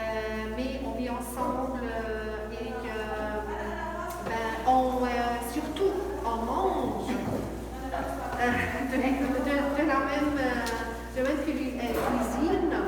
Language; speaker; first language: French; non-native, learner; Arabic